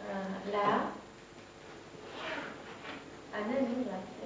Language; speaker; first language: Arabic; non-native, learner; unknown